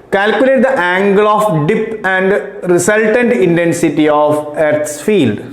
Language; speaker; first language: English; non-native, local second language; Malayalam